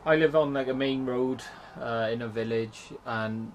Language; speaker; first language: English; native; English